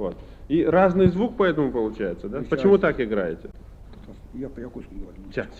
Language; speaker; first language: Russian; native; Russian